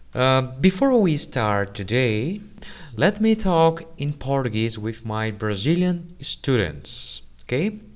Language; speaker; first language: English; non-native, fluent; Portuguese